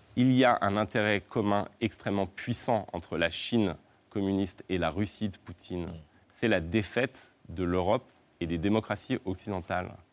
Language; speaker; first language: French; native; French